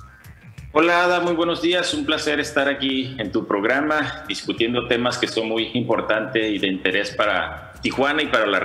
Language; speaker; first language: Spanish; native; Spanish